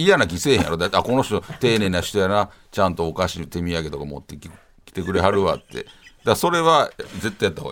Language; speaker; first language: Japanese; native; Japanese